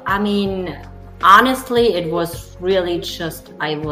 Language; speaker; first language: English; non-native, fluent; German